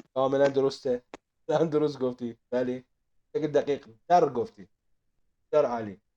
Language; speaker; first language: Persian; non-native, fluent; Arabic